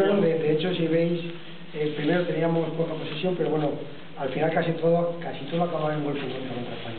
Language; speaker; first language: Spanish; native; Spanish